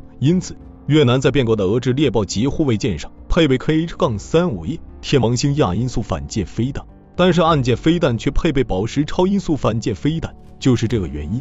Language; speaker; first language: Chinese; native; Chinese